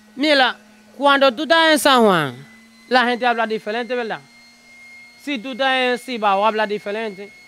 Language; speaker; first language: Spanish; non-native, learner; Haitian Creole